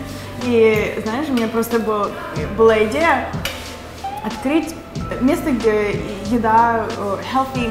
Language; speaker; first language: Russian; early bilingual, other home language; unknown